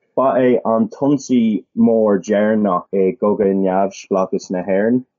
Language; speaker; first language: Irish; non-native, local second language; English